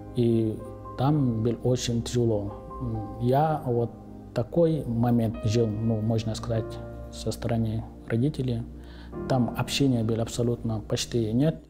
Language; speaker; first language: Russian; non-native, fluent; Arabic